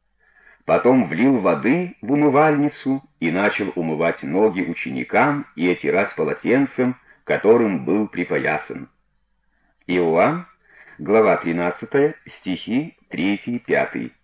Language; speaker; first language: Russian; native; Russian